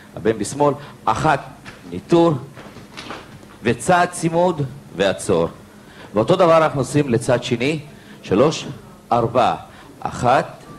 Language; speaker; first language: Hebrew; native; Hebrew